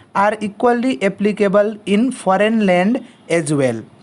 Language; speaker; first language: English; non-native, local second language; Nepali